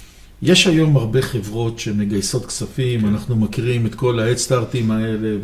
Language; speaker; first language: Hebrew; native; Hebrew